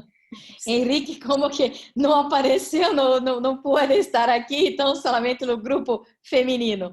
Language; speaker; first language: Spanish; non-native, learner; Portuguese